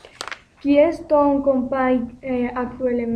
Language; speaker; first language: French; non-native, learner; Spanish